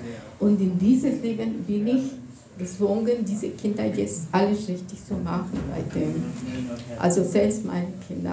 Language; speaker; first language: German; non-native, fluent; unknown